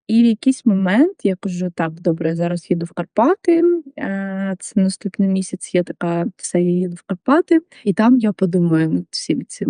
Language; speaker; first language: Ukrainian; native; Ukrainian